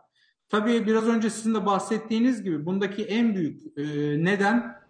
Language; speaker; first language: Turkish; native; Turkish